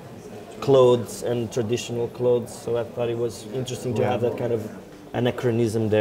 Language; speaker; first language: English; non-native, fluent; Portuguese